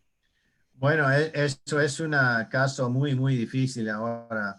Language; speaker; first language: Spanish; non-native, learner; English